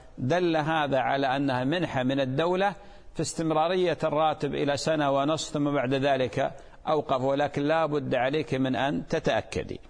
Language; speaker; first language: Arabic; native; Arabic